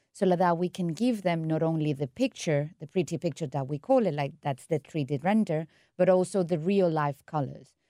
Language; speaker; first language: English; non-native, fluent; Spanish